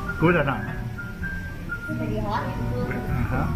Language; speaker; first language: English; non-native, learner; Thai